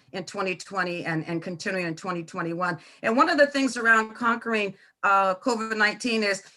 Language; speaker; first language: English; native; English